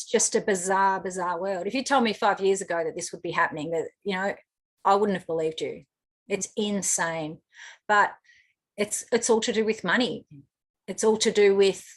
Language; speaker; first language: English; native; English